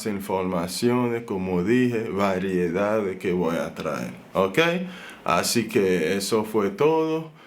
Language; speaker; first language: Spanish; non-native, fluent; Haitian Creole